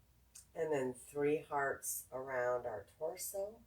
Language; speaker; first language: English; native; English